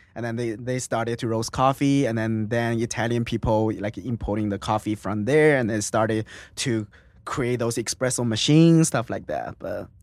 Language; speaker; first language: English; non-native, fluent; Chinese